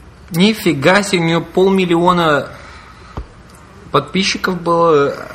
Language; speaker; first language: Russian; native; Russian